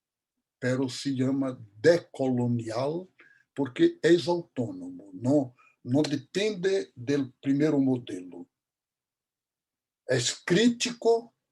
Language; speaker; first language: Spanish; non-native, learner; Portuguese